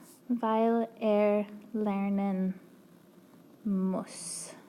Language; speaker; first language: German; non-native, fluent; English